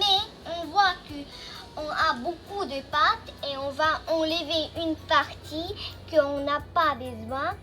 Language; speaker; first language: French; early bilingual, heritage; French